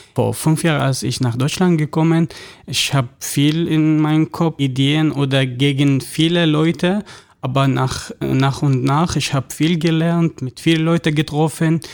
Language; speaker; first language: German; non-native, fluent; Arabic